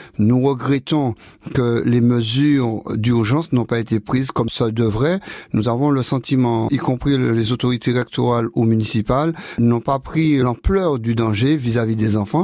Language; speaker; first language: French; native; French